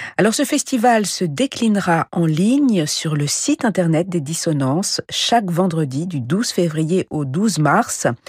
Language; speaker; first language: French; native; French